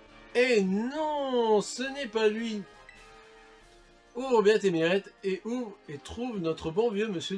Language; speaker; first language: French; native; French